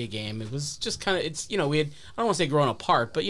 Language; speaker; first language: English; native; English